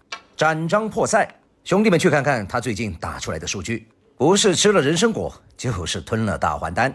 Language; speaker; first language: Chinese; native; Chinese